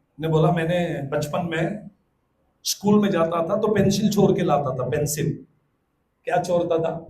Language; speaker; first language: Hindi; non-native, local second language; Telugu